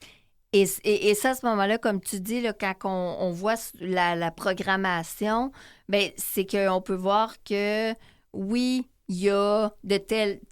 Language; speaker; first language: French; native; French